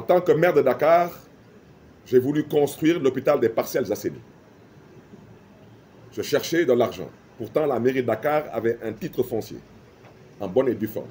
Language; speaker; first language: French; non-native, local second language; Wolof